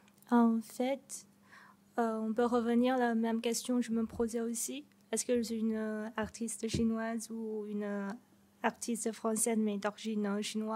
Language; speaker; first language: French; non-native, fluent; Chinese